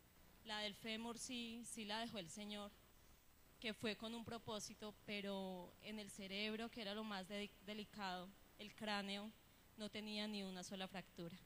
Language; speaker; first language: Spanish; native; Spanish